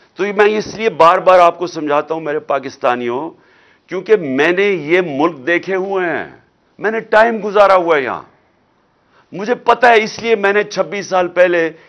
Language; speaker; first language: Urdu; non-native, local second language; Punjabi